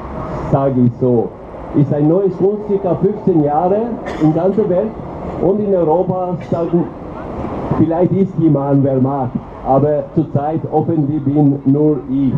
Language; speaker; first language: German; non-native, learner; Albanian